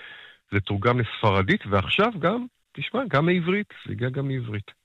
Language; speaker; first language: Hebrew; native; Hebrew